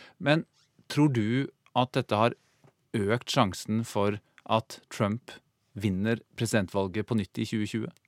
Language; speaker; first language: Norwegian; native; Norwegian